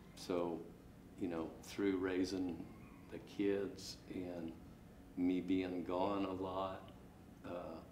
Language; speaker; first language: English; native; English